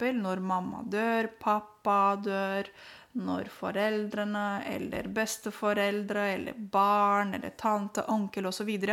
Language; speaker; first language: Norwegian; non-native, fluent; Romanian